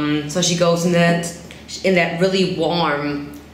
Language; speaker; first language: English; non-native, fluent; German